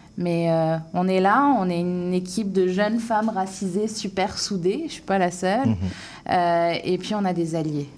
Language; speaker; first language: French; native; French